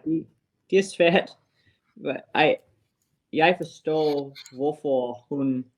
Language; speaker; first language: Danish; non-native, learner; English